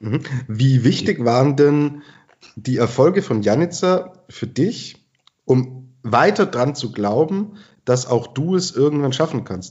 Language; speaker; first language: German; native; German